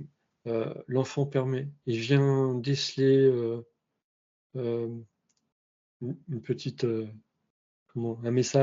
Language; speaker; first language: French; native; French